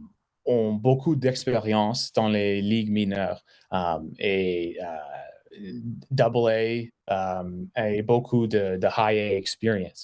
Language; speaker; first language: French; non-native, fluent; English